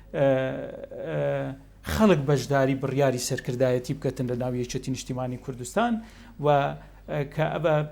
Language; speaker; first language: Central Kurdish; non-native, local second language; Kurdish